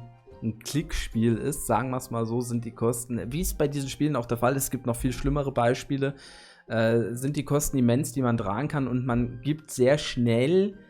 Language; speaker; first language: German; native; German